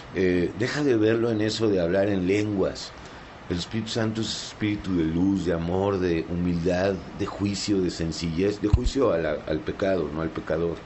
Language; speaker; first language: Spanish; native; Spanish